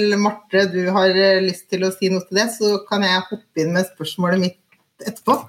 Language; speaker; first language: Norwegian; native; Norwegian